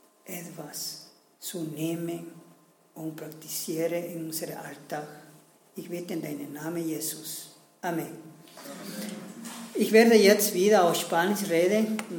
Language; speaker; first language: German; non-native, learner; Spanish